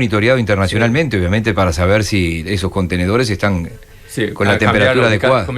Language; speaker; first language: Spanish; native; Spanish